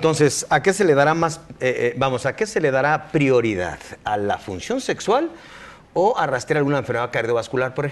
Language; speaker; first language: Spanish; native; Spanish